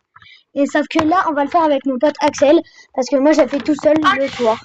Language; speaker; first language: French; native; French